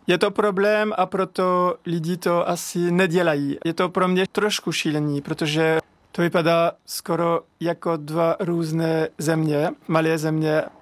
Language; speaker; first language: Czech; non-native, fluent; French